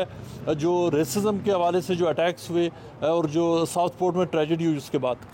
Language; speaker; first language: Urdu; native; Urdu